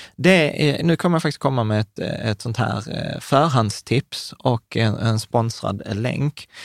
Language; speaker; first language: Swedish; early bilingual, other home language; Czech